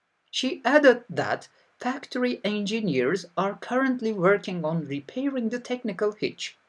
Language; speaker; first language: English; non-native, fluent; Turkish